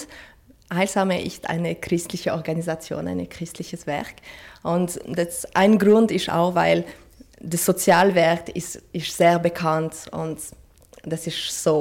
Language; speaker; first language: German; non-native, fluent; French